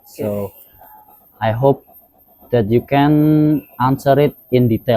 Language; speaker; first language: English; non-native, learner; Indonesian